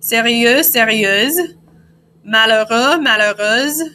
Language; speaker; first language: French; non-native, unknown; English